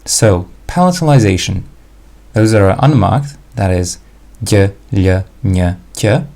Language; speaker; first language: English; non-native, fluent; Slovak